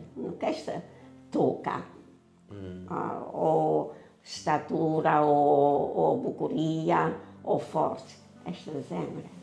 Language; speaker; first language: Albanian; non-native, learner; Italian